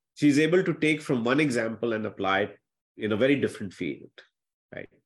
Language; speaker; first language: English; non-native, local second language; Hindi